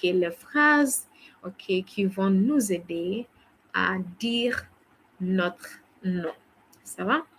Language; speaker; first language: French; non-native, fluent; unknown